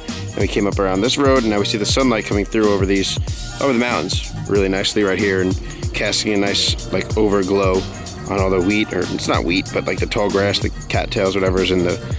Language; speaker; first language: English; native; English